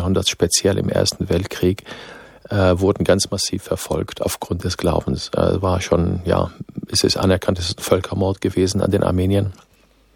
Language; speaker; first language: German; non-native, fluent; Arabic